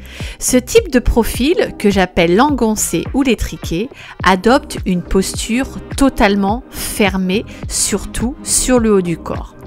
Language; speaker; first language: French; native; French